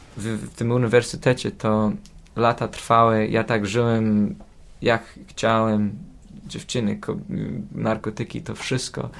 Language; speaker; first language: Polish; early bilingual, heritage; Polish